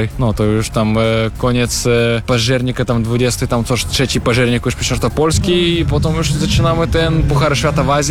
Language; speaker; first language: Polish; non-native, fluent; Russian